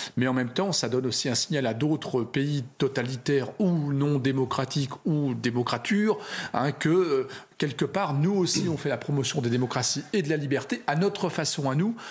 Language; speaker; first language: French; native; French